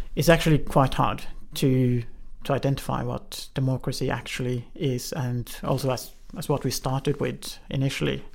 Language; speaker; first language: English; non-native, fluent; Norwegian